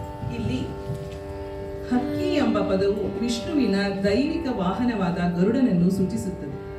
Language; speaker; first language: Kannada; native; Kannada